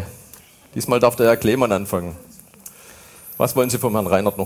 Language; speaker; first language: German; native; German